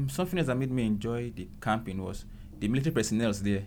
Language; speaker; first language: English; non-native, local second language; Igbo